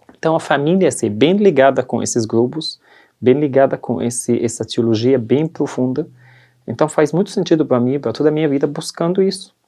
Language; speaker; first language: Portuguese; non-native, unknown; Arabic